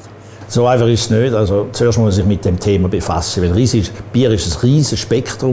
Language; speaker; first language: German; native; German